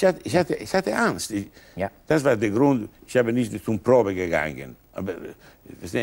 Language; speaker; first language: German; non-native, learner; Italian